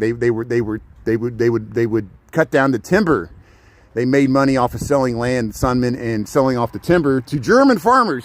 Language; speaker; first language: English; native; English